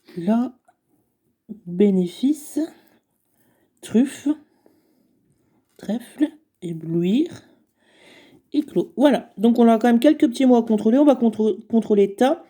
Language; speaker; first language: French; native; French